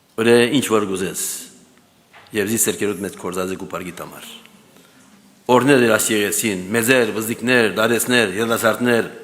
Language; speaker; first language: Armenian; early bilingual, heritage; Armenian